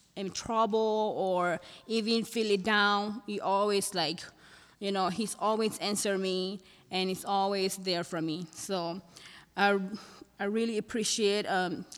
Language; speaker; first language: English; non-native, fluent; Thai